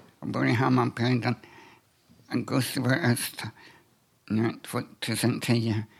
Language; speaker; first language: Swedish; non-native, learner; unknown